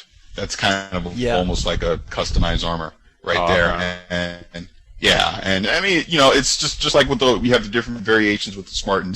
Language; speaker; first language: English; native; English